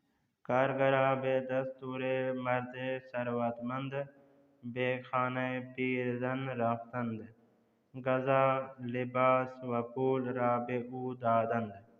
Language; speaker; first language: Persian; non-native, fluent; Urdu